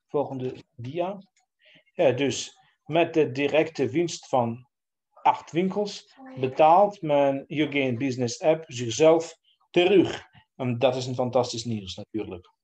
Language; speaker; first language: Dutch; non-native, fluent; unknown